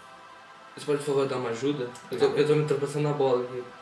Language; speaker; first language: Portuguese; native; Portuguese